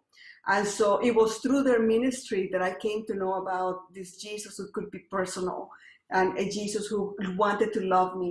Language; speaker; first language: English; non-native, fluent; Spanish